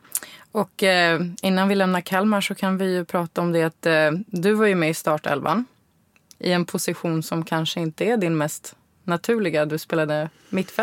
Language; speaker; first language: Swedish; native; Swedish